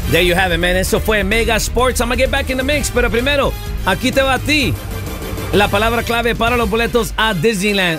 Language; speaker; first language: Spanish; early bilingual, heritage; Spanish